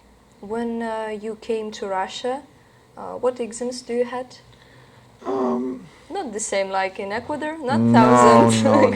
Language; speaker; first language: English; non-native, learner; Russian